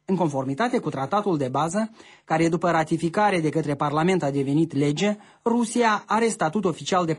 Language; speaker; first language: Romanian; native; Romanian